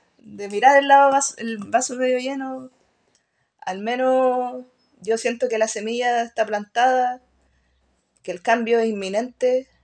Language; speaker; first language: Spanish; native; Spanish